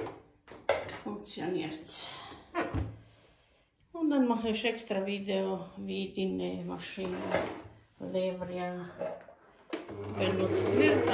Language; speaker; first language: German; non-native, fluent; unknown